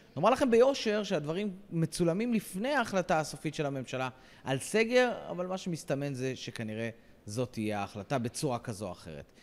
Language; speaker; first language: Hebrew; native; Hebrew